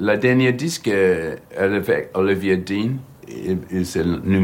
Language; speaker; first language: French; non-native, learner; English